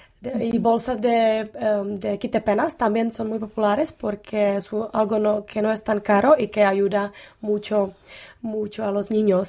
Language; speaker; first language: Spanish; non-native, learner; Czech